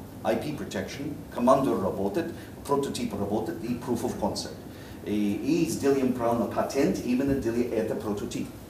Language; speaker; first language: Russian; non-native, fluent; English